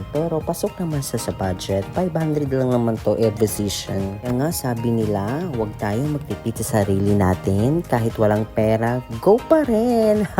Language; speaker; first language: Filipino; non-native, local second language; Cebuano